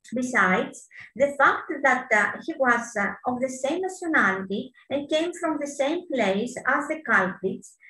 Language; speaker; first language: English; non-native, fluent; Greek